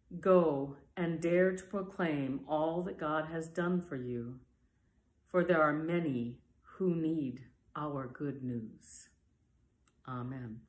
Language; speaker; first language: English; native; English